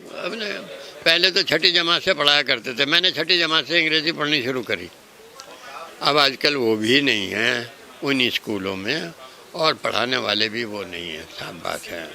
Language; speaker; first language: Urdu; native; Urdu